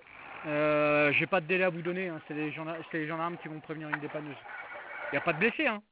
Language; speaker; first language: French; native; French